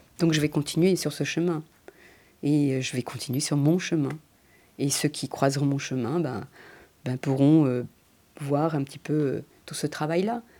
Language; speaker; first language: French; early bilingual, other home language; Spanish